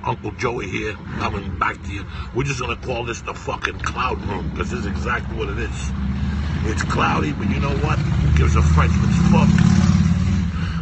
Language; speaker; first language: English; early bilingual, other home language; Spanish